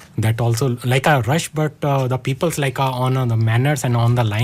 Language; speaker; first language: English; non-native, learner; Hindi